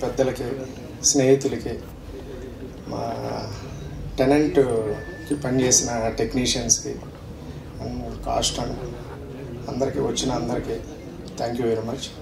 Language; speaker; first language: Telugu; native; Telugu